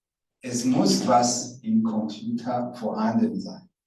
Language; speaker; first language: German; non-native, fluent; Rundi